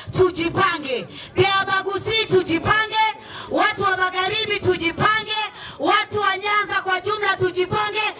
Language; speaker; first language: Swahili; non-native, local second language; Gusii